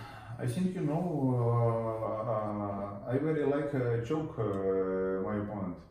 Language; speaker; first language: English; non-native, learner; Russian